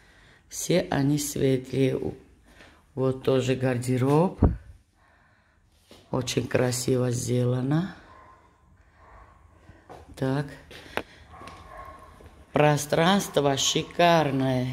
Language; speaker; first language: Russian; non-native, fluent; Georgian